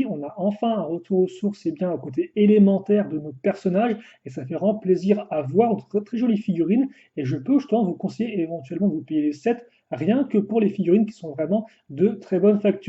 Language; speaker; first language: French; native; French